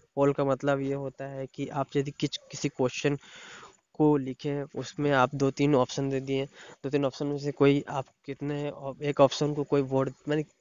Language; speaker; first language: Hindi; non-native, local second language; Odia